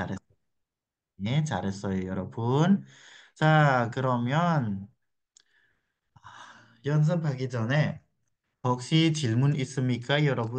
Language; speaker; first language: Korean; non-native, fluent; Indonesian